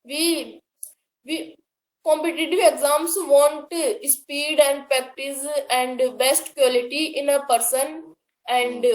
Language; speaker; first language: English; non-native, learner; Hindi